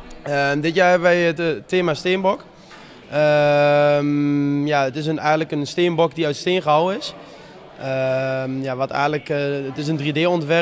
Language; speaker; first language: Dutch; native; Dutch